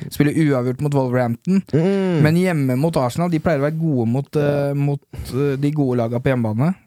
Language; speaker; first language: Norwegian; native; Norwegian